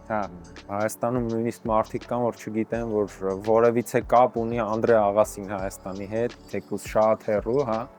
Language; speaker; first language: Armenian; native; Armenian